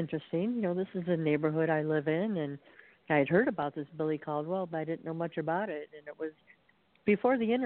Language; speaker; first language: English; native; English